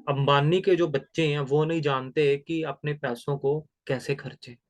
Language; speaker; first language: Hindi; non-native, local second language; Punjabi